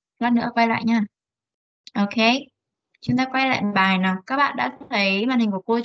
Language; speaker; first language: Vietnamese; native; Vietnamese